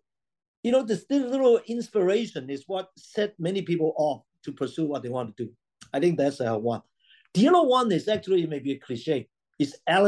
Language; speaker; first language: English; non-native, local second language; Cantonese